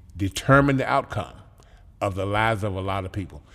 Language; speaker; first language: English; native; English